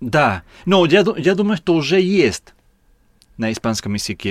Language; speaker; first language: Russian; non-native, learner; Spanish